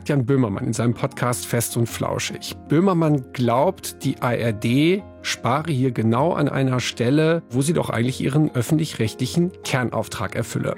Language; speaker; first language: German; native; German